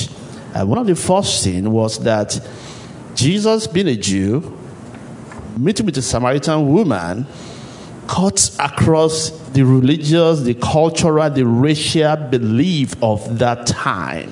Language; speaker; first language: English; non-native, local second language; Yoruba